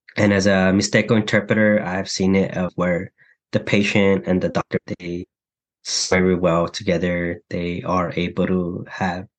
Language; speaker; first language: English; early bilingual, other home language; Mixtepec Mixtec